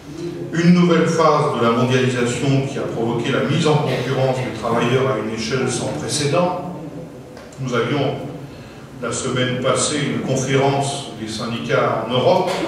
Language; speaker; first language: French; native; French